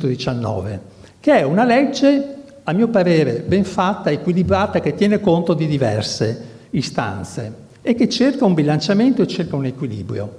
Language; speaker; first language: Italian; native; Italian